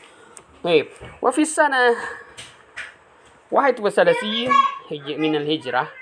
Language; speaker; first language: Arabic; non-native, fluent; Indonesian